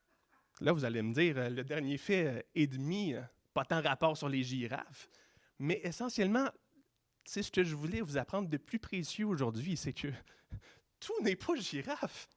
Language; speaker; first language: French; native; French